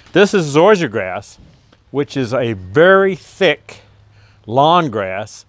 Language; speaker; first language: English; native; English